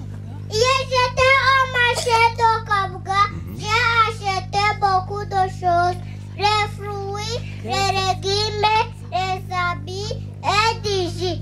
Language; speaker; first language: French; non-native, learner; Kinyarwanda